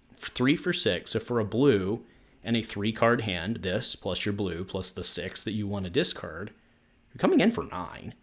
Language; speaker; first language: English; native; English